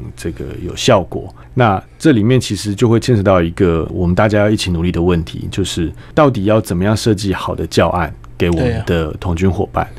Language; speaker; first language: Chinese; native; Chinese